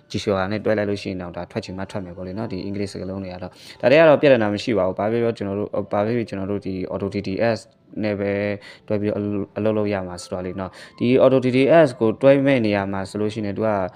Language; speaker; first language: Burmese; non-native, local second language; Shan